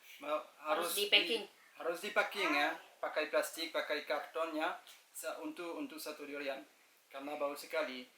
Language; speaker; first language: Indonesian; non-native, learner; French